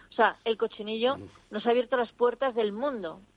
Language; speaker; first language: Spanish; native; Spanish